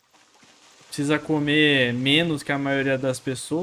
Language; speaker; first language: Portuguese; native; Portuguese